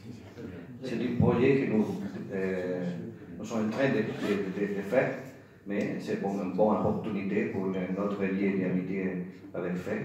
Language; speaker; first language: French; non-native, learner; Spanish